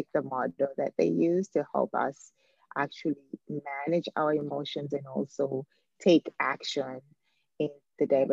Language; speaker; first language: English; non-native, local second language; Ganda